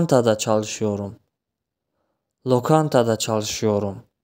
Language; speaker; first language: Turkish; non-native, fluent; Tajik